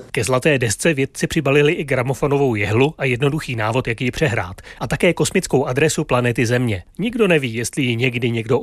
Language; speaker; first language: Czech; native; Czech